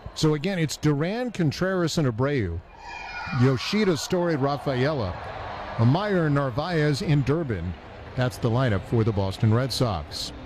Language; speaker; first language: English; native; English